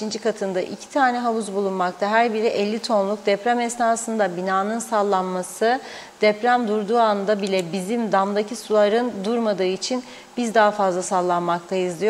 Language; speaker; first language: Turkish; native; Turkish